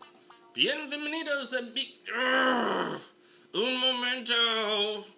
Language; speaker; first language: Spanish; non-native, learner; English